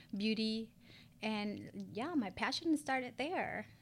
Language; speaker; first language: English; non-native, fluent; Spanish